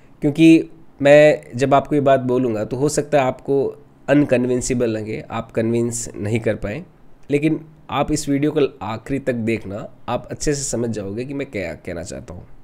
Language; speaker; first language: Hindi; non-native, local second language; Rajasthani